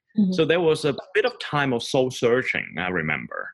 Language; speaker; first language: English; non-native, local second language; Cantonese